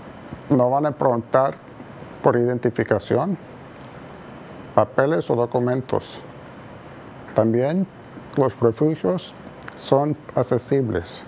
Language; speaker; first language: Spanish; non-native, fluent; English